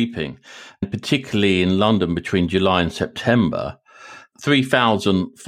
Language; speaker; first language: English; native; English